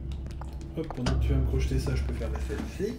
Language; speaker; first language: French; native; French